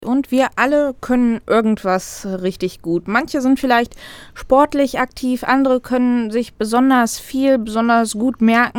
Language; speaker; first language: German; native; German